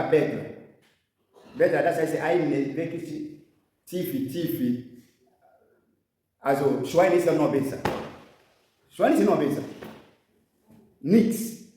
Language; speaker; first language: German; non-native, learner; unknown